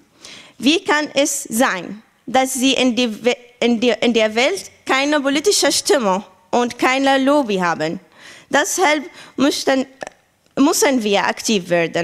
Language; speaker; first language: German; non-native, learner; Arabic